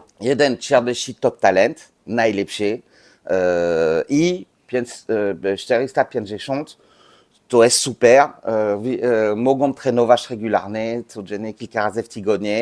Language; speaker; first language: Polish; non-native, learner; French